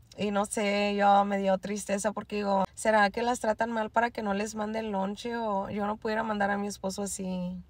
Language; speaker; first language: Spanish; native; Spanish